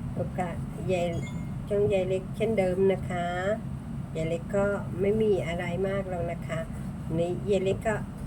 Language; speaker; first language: Thai; non-native, local second language; Northern Khmer